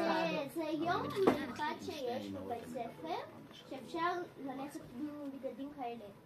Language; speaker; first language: Hebrew; non-native, learner; Portuguese